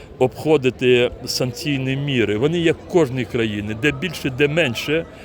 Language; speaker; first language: Ukrainian; non-native, local second language; Crimean Tatar